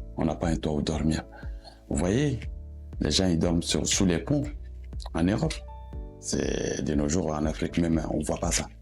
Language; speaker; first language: French; non-native, local second language; Bambara